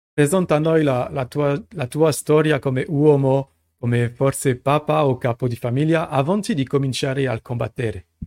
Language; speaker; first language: Italian; non-native, learner; French